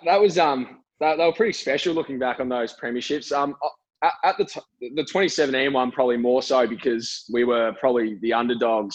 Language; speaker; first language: English; native; English